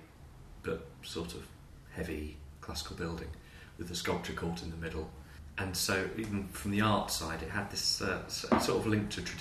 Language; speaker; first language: English; native; English